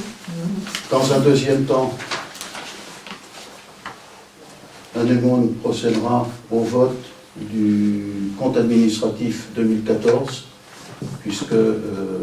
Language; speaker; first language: French; native; French